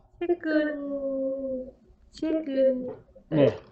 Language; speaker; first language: Korean; non-native, learner; Vietnamese